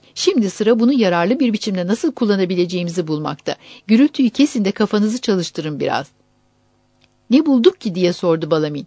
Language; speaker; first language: Turkish; native; Turkish